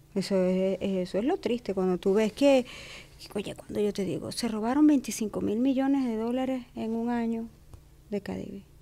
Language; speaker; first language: Spanish; native; Spanish